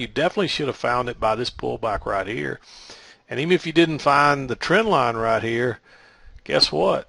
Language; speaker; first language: English; native; English